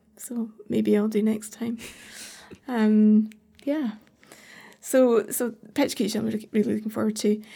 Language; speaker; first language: English; native; English